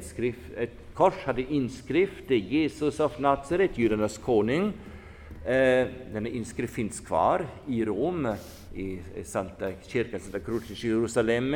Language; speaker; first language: Swedish; non-native, fluent; German